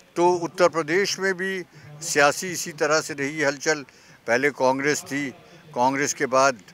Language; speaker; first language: Hindi; native; Hindi